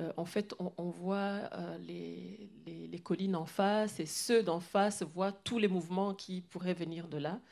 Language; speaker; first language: French; non-native, local second language; Kinyarwanda